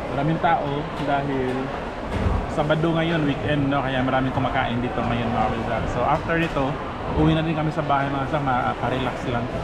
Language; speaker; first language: Filipino; non-native, local second language; Cebuano